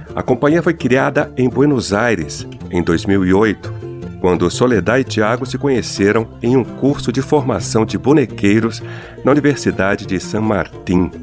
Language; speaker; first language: Portuguese; native; Portuguese